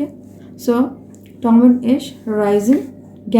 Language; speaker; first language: German; non-native, fluent; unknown